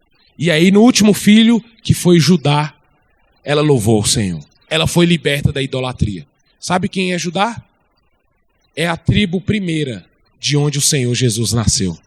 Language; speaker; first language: Portuguese; native; Portuguese